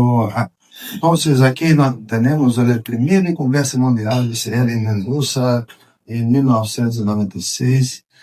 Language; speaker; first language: Spanish; non-native, fluent; Portuguese